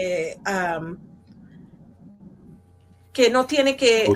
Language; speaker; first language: Spanish; early bilingual, heritage; Spanish